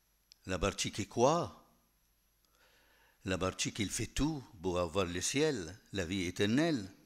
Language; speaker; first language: French; non-native, fluent; Arabic